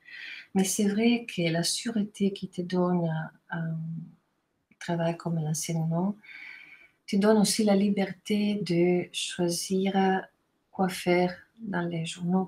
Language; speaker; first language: French; non-native, fluent; Italian